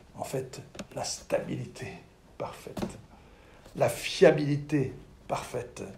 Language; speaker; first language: French; native; French